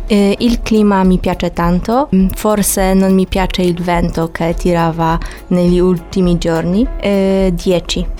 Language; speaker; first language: Italian; non-native, fluent; Polish